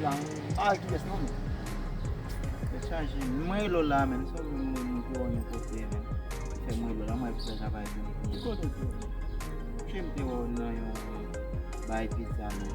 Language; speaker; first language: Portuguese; non-native, learner; Haitian Creole